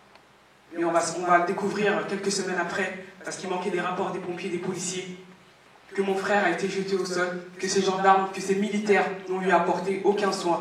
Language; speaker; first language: French; native; French